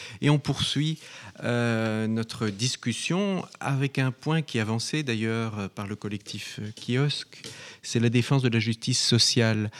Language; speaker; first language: French; native; French